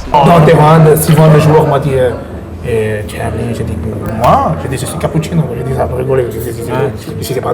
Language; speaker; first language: French; non-native, fluent; Portuguese